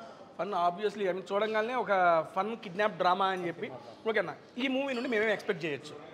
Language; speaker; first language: Telugu; native; Telugu